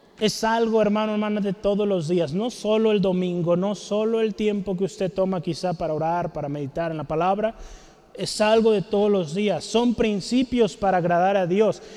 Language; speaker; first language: Spanish; native; Spanish